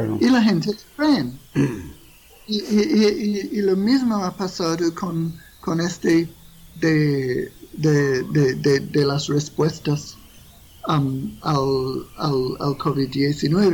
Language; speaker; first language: Spanish; non-native, fluent; English